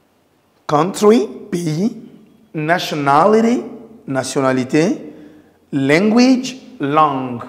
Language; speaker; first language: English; non-native, fluent; Lingala